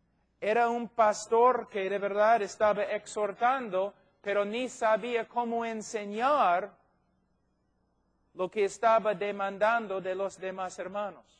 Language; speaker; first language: Spanish; non-native, fluent; English